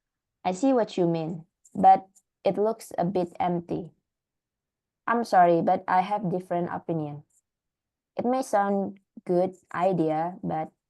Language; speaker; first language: English; non-native, learner; Indonesian